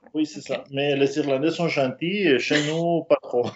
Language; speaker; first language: French; non-native, fluent; Spanish